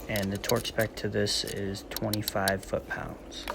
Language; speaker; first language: English; native; English